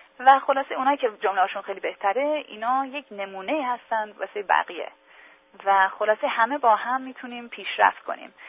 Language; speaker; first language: Persian; early bilingual, heritage; English